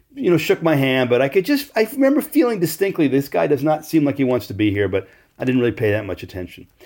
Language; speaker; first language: English; native; English